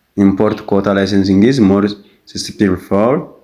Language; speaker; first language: English; non-native, local second language; Amharic